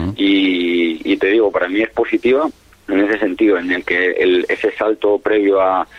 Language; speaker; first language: Spanish; native; Spanish